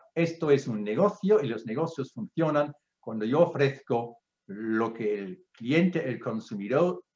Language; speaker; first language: Spanish; non-native, fluent; German